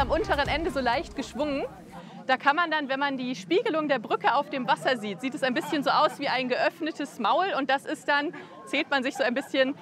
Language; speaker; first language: German; native; German